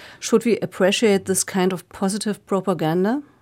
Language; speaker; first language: English; non-native, fluent; German